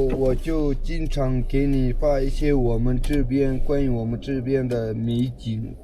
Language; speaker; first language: Chinese; non-native, local second language; Tibetan